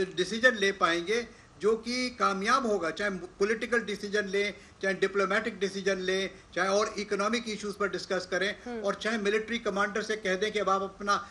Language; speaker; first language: Hindi; native; Hindi